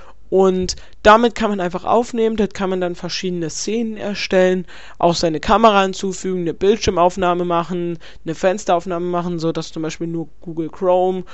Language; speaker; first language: German; native; German